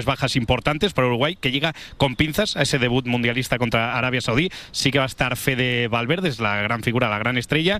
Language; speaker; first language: Spanish; native; Spanish